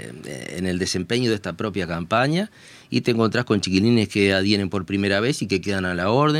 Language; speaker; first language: Spanish; native; Spanish